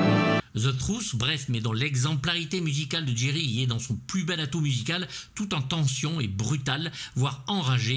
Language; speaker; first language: French; native; French